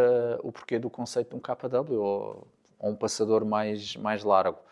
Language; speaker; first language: Portuguese; native; Portuguese